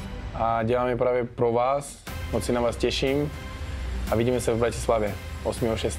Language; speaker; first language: Czech; non-native, fluent; Uzbek